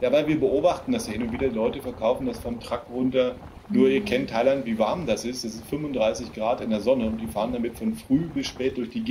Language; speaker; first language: German; native; German